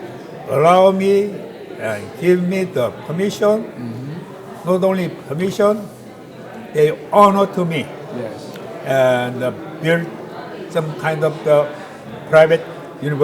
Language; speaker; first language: English; non-native, learner; Korean